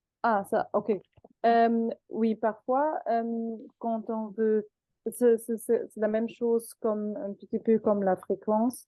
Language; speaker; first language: French; non-native, fluent; German